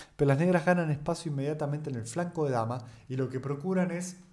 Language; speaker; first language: Spanish; native; Spanish